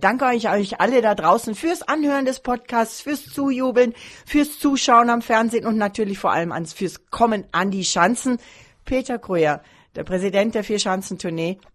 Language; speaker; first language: German; native; German